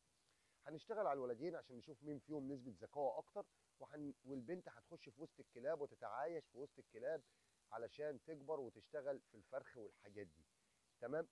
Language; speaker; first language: Arabic; native; Arabic